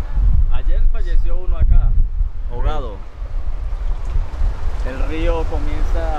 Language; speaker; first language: Spanish; native; Spanish